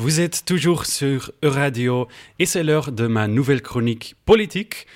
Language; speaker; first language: French; native; French